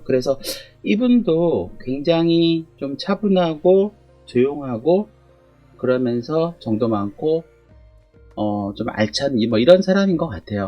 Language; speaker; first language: Korean; native; Korean